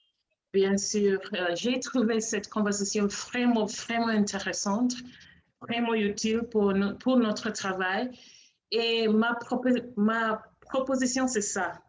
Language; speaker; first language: French; non-native, learner; English